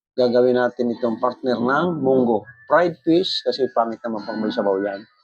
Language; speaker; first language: Filipino; non-native, local second language; Bikol